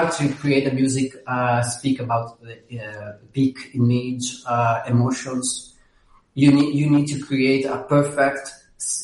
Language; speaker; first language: English; non-native, learner; Italian